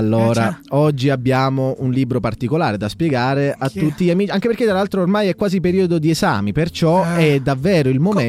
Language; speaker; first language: Italian; native; Italian